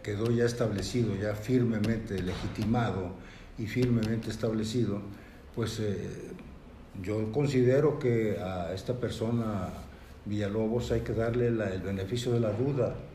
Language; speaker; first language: Spanish; native; Spanish